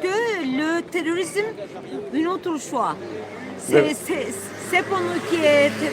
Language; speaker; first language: French; non-native, learner; Turkish